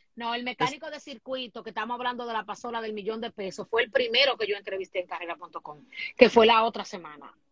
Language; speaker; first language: Spanish; native; Spanish